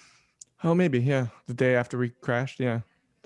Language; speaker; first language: English; native; English